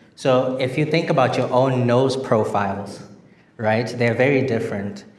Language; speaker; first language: English; non-native, local second language; Shona